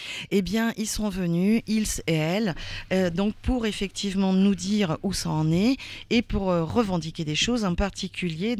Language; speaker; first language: French; native; French